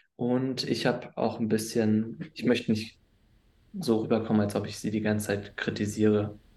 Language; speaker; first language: German; native; German